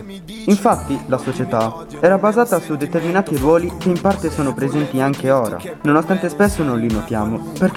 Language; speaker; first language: Italian; native; Italian